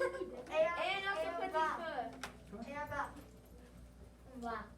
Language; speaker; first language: French; non-native, learner; English